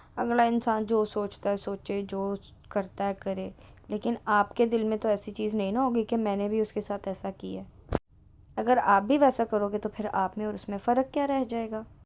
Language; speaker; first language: Urdu; non-native, local second language; Punjabi